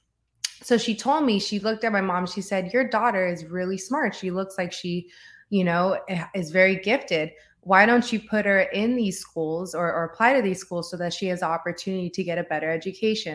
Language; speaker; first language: English; native; English